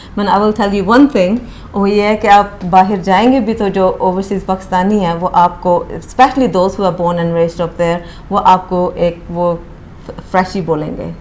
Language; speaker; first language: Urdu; early bilingual, heritage; Urdu